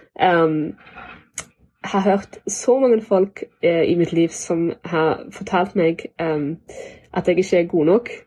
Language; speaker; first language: Norwegian; non-native, fluent; German